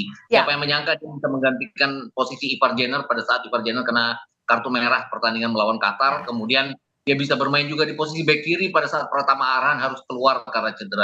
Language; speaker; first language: Indonesian; native; Indonesian